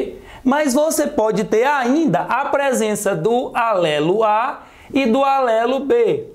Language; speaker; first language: Portuguese; native; Portuguese